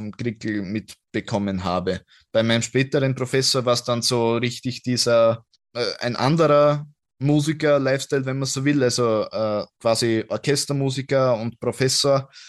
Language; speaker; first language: German; native; German